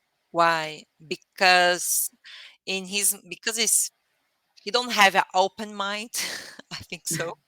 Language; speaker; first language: English; non-native, learner; Portuguese